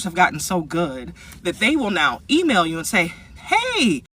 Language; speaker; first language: English; native; English